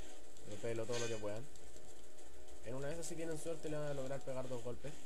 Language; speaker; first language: Spanish; native; Spanish